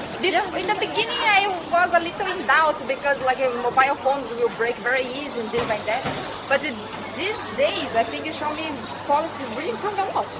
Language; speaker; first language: English; non-native, fluent; Portuguese